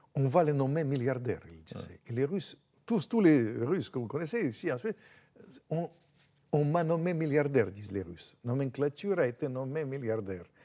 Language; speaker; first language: French; non-native, fluent; Russian